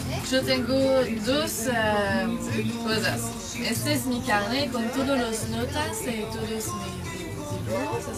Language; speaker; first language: Spanish; non-native, learner; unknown